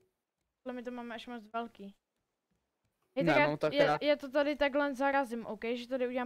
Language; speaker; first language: Czech; native; Czech